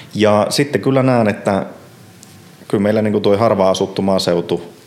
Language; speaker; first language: Finnish; native; Finnish